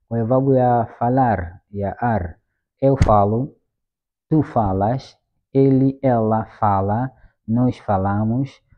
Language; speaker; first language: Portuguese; non-native, fluent; Swahili